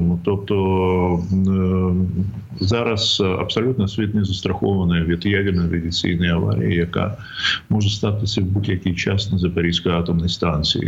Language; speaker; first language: Ukrainian; native; Ukrainian